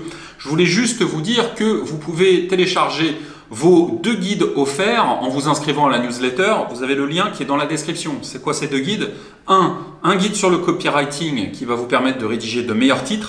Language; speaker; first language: French; native; French